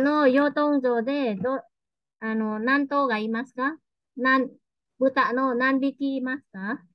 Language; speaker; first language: Japanese; non-native, fluent; Vietnamese